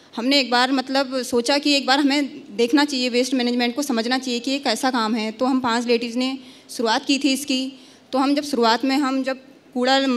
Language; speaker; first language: Hindi; native; Hindi